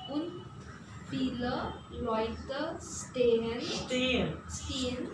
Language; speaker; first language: German; non-native, learner; Marathi